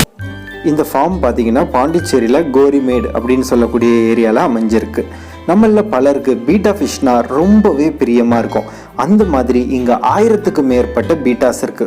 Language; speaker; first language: Tamil; native; Tamil